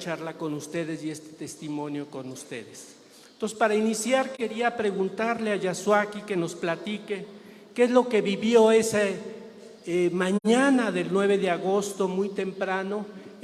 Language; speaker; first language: Spanish; native; Spanish